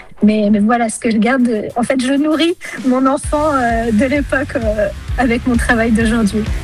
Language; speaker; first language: French; early bilingual, other home language; Spanish